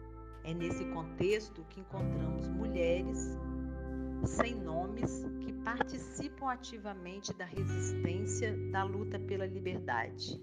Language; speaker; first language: Portuguese; native; Portuguese